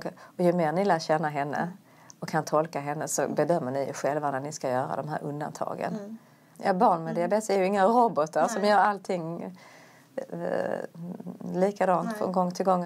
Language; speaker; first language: Swedish; native; Swedish